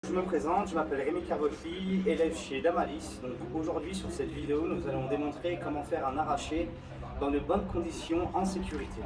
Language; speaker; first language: French; native; French